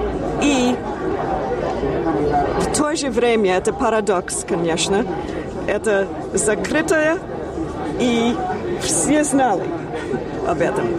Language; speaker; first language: Russian; non-native, fluent; English